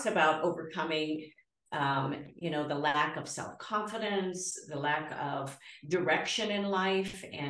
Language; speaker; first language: English; native; English